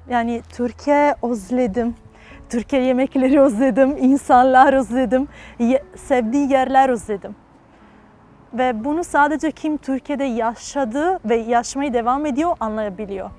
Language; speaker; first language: Turkish; non-native, learner; Italian